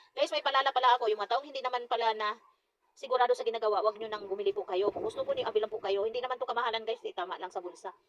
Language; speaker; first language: Filipino; non-native, local second language; Cebuano